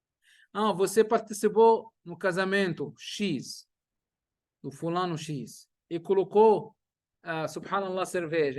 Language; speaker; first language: Portuguese; non-native, fluent; Arabic